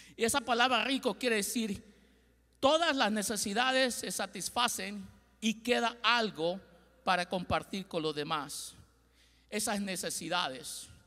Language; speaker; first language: Spanish; early bilingual, heritage; Spanish